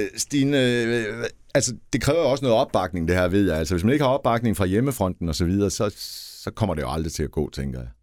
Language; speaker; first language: Danish; native; Danish